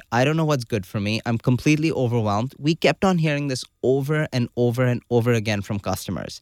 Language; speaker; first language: English; non-native, local second language; Urdu